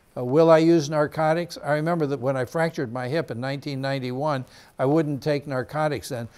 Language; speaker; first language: English; native; English